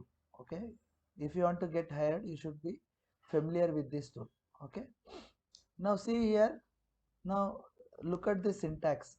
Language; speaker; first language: English; non-native, local second language; Kannada